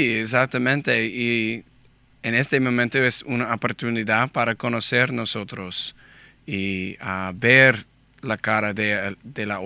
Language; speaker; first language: Spanish; non-native, learner; English